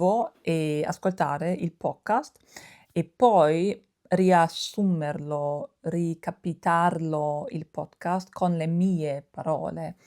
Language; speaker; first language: Italian; non-native, fluent; German